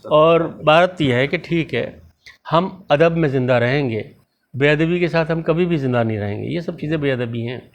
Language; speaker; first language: Urdu; native; Urdu